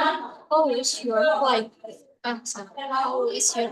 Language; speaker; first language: English; non-native, learner; Indonesian